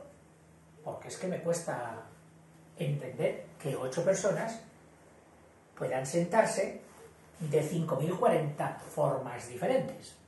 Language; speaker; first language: Spanish; native; Spanish